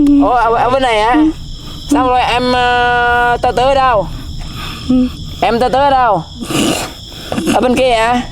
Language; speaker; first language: Vietnamese; non-native, learner; Indonesian